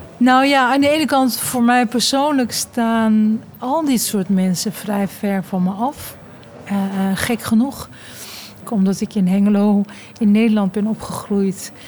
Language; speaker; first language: Dutch; early bilingual, other home language; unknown